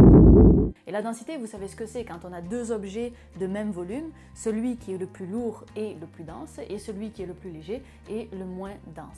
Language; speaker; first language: French; native; French